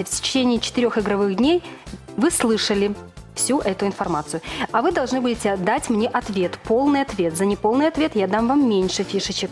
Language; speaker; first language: Russian; native; Russian